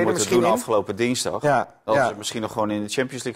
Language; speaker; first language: Dutch; native; Dutch